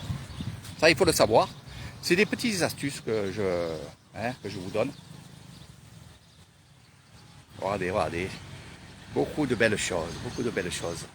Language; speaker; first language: French; native; French